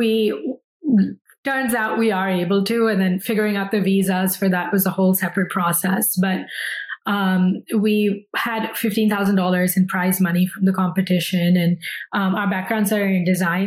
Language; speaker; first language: English; non-native, local second language; Hindi